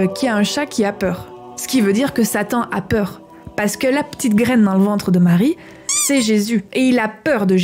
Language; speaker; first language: French; native; French